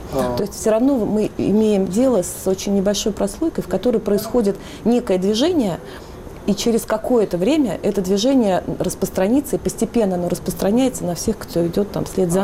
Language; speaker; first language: Russian; native; Russian